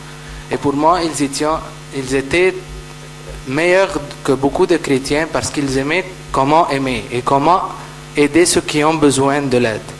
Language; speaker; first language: French; non-native, fluent; Arabic